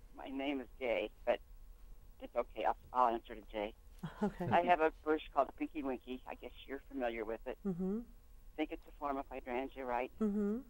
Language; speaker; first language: English; native; English